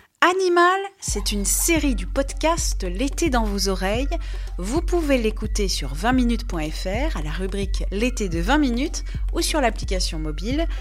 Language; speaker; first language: French; native; French